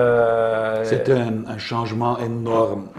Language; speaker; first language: French; non-native, learner; German